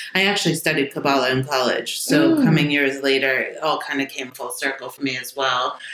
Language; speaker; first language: English; native; English